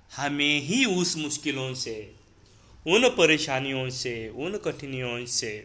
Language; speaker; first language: Hindi; non-native, local second language; Marathi